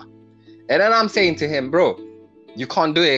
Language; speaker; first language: English; native; English